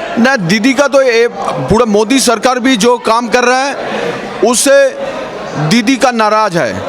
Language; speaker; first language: Hindi; non-native, local second language; Bangla